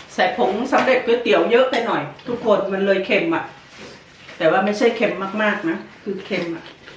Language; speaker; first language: Thai; native; Thai